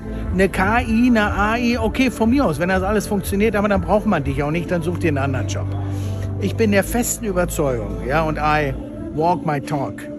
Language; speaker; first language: German; native; German